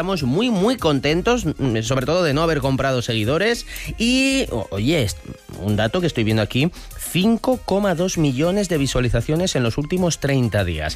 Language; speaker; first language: Spanish; native; Spanish